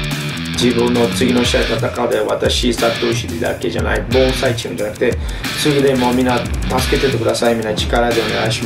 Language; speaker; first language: Japanese; non-native, learner; Portuguese